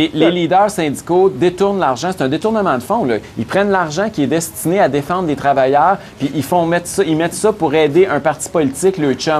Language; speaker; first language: French; native; French